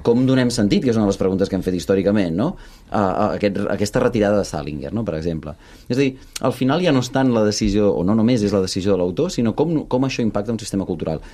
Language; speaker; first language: Catalan; early bilingual, other home language; Russian